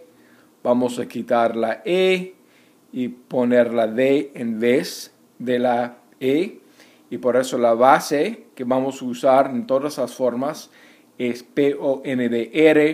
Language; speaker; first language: Spanish; non-native, fluent; English